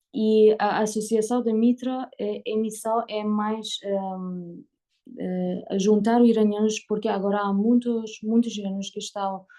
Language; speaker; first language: Portuguese; non-native, learner; Persian